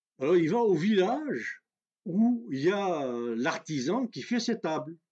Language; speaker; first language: French; non-native, local second language; Kabyle